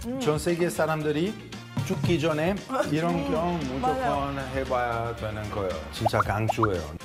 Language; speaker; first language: Korean; non-native, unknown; Italian